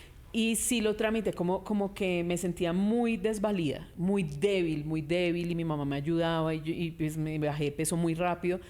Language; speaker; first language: Spanish; native; Spanish